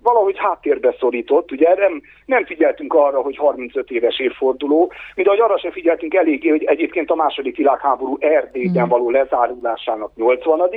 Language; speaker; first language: Hungarian; native; Hungarian